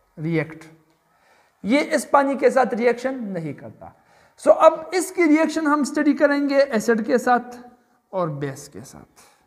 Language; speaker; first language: Urdu; non-native, local second language; Pashto